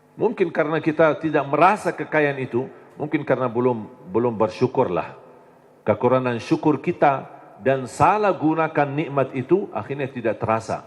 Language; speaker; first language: Indonesian; non-native, fluent; Arabic